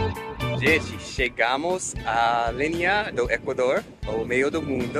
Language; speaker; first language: Portuguese; non-native, fluent; English